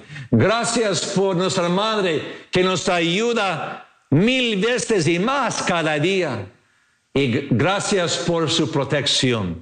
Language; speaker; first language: Spanish; non-native, fluent; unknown